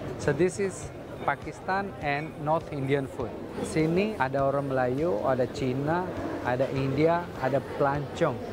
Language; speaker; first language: Malay; non-native, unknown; Urdu